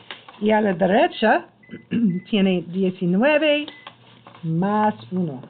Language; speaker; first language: Spanish; non-native, learner; English